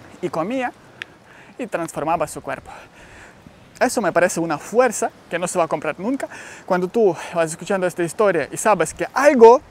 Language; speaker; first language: Spanish; non-native, learner; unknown